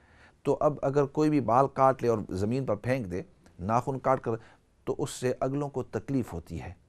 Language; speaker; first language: Urdu; native; Urdu